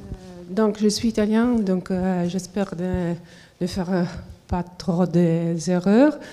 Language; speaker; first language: French; non-native, fluent; Italian